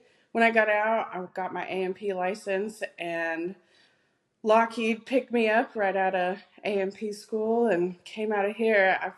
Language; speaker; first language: English; native; English